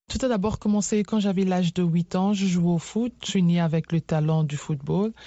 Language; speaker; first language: French; non-native, local second language; Lingala